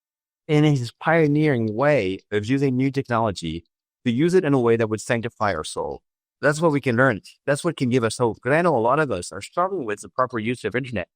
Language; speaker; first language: English; non-native, fluent; French